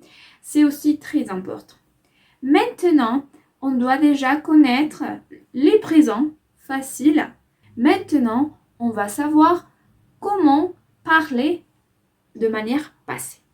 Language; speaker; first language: French; non-native, fluent; Spanish